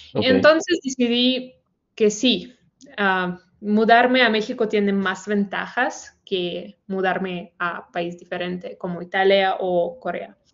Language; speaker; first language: Spanish; non-native, fluent; Ukrainian